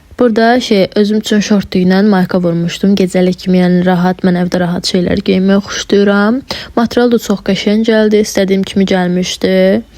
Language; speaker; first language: Azerbaijani; non-native, local second language; Talysh